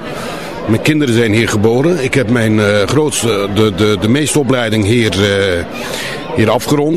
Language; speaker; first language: Dutch; non-native, fluent; Turkish